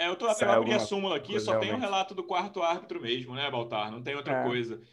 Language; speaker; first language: Portuguese; native; Portuguese